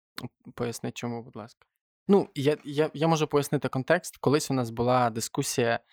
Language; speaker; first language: Ukrainian; native; Ukrainian